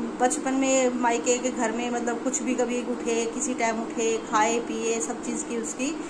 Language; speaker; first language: Hindi; native; Hindi